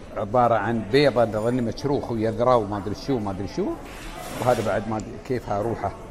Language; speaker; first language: Arabic; native; Arabic